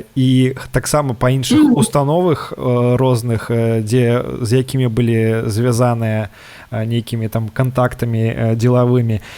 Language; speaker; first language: Belarusian; native; Belarusian